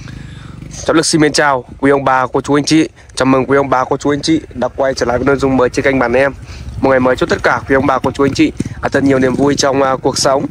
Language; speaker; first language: Vietnamese; native; Vietnamese